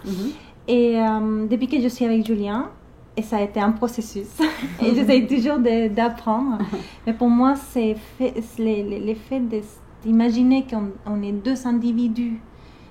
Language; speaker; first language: French; non-native, fluent; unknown